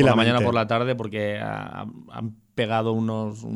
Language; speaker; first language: Spanish; native; Spanish